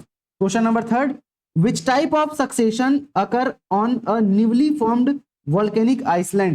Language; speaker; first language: Hindi; native; Hindi